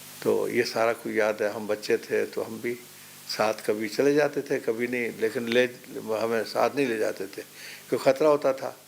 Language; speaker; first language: Urdu; non-native, local second language; Pahari-Potwari